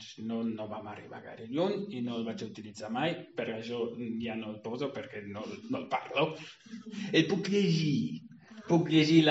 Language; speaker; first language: Catalan; non-native, fluent; German